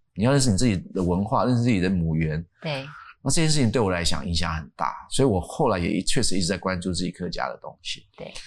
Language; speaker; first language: Chinese; native; Chinese